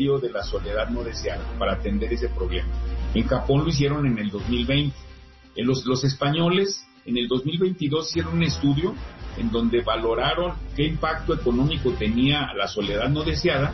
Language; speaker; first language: Spanish; native; Spanish